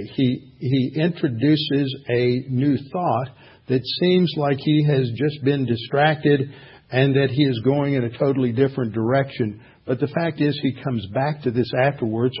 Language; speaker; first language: English; native; English